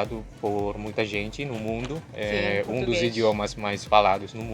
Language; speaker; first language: Portuguese; non-native, fluent; Indonesian